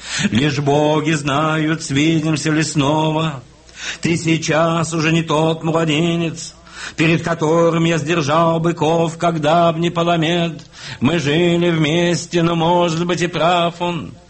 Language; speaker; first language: Russian; native; Russian